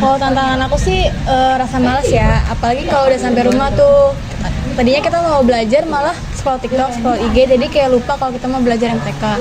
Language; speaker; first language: Indonesian; native; Indonesian